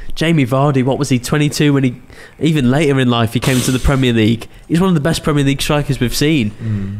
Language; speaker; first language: English; native; English